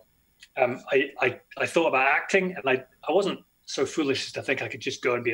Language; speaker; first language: English; native; English